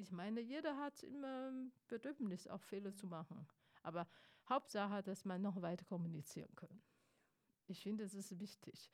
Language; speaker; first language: German; non-native, fluent; Chinese